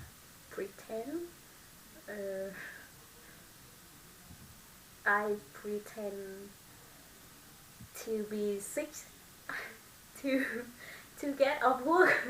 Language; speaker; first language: English; non-native, learner; Vietnamese